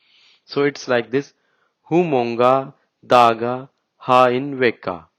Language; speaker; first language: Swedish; non-native, learner; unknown